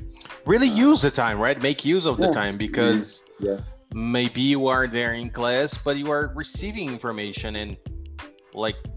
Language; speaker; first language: English; non-native, fluent; Portuguese